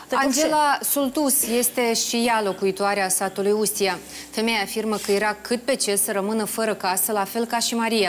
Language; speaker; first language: Romanian; native; Romanian